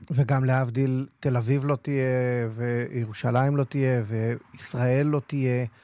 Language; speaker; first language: Hebrew; native; Hebrew